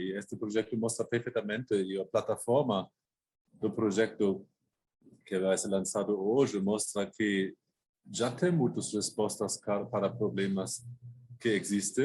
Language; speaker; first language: Portuguese; non-native, fluent; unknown